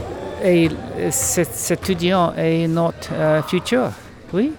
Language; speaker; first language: French; non-native, learner; English